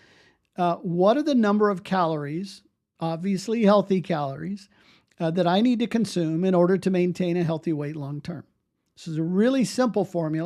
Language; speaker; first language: English; native; English